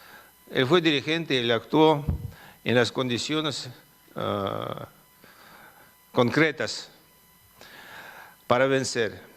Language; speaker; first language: Spanish; non-native, fluent; Russian